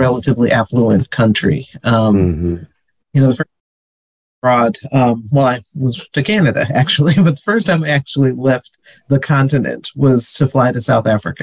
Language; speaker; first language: English; native; English